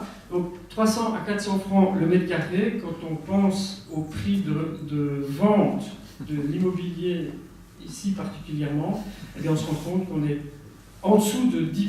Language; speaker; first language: French; native; French